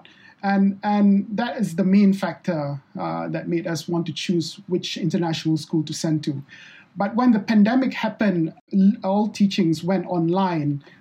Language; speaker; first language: English; non-native, local second language; Malay